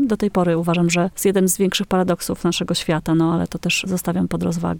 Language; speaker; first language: Polish; native; Polish